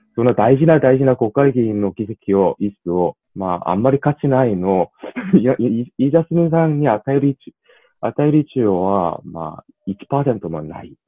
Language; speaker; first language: Japanese; non-native, learner; Korean